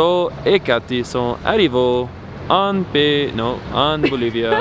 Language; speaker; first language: Spanish; non-native, learner; English